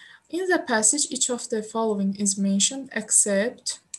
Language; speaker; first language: English; non-native, fluent; Azerbaijani